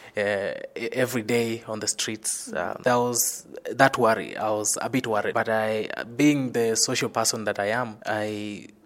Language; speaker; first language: English; non-native, local second language; Luyia